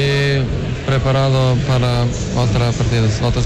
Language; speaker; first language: Spanish; non-native, learner; Serbian